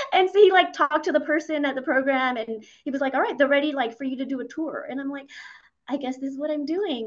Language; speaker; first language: English; early bilingual, other home language; Spanish